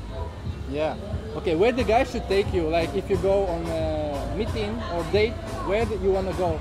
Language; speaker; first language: English; non-native, learner; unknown